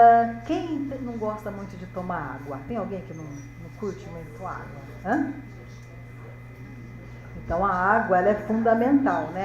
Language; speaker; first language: Portuguese; native; Portuguese